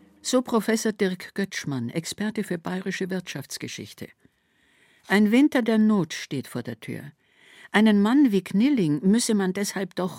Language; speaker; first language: German; native; German